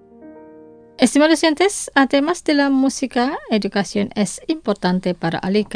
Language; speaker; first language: Spanish; non-native, fluent; Indonesian